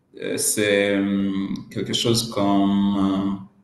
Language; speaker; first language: French; non-native, learner; Swahili